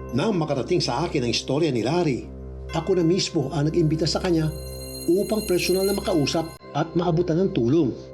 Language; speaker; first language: Filipino; native; Filipino